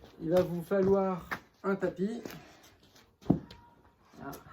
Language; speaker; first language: French; native; French